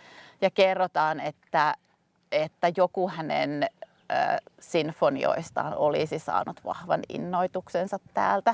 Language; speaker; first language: Finnish; native; Finnish